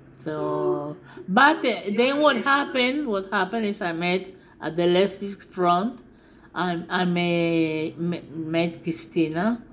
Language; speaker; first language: English; non-native, fluent; Spanish